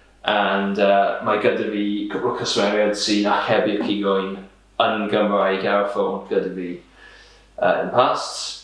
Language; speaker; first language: Welsh; non-native, local second language; English